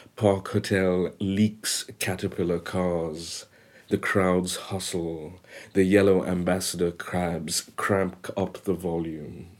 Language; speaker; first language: English; non-native, local second language; Bangla